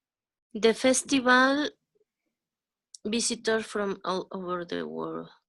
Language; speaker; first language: English; non-native, learner; Spanish